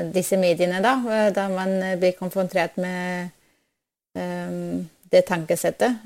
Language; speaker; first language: Norwegian; non-native, fluent; German